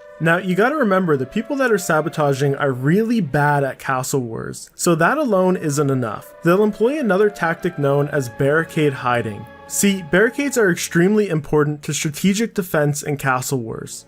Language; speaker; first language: English; native; English